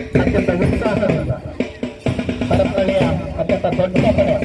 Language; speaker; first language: Kannada; native; Kannada